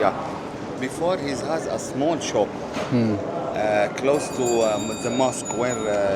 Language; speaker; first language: English; non-native, learner; Arabic